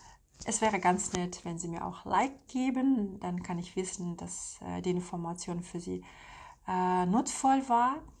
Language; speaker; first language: German; non-native, fluent; Russian